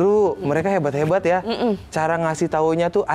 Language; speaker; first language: Indonesian; native; Indonesian